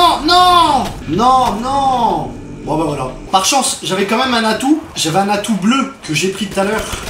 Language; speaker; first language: French; native; French